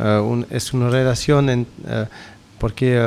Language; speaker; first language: Spanish; non-native, learner; French